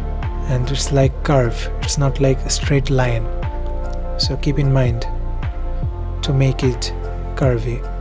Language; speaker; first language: English; non-native, fluent; Bangla